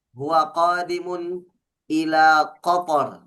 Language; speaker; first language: Arabic; non-native, fluent; Indonesian